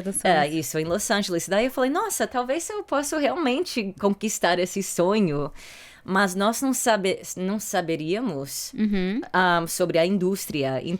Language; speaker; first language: Portuguese; early bilingual, heritage; English